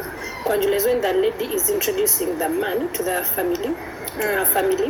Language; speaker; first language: English; non-native, local second language; Ganda